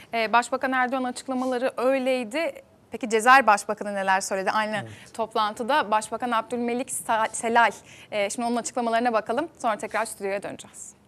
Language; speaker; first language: Turkish; native; Turkish